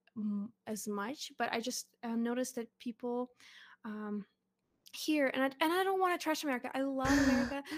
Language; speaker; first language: English; early bilingual, other home language; Russian